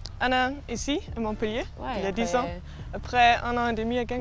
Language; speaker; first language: French; non-native, fluent; Danish